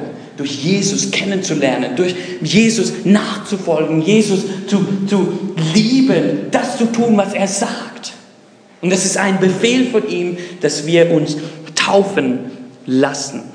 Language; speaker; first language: German; non-native, fluent; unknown